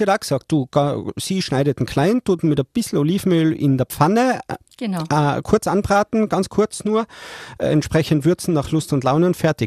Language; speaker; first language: German; native; German